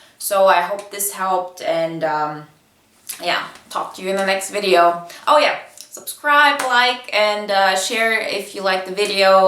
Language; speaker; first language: English; non-native, fluent; Bulgarian